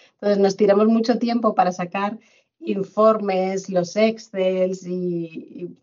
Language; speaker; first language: Spanish; native; Spanish